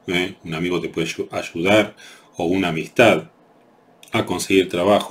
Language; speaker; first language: Spanish; native; Spanish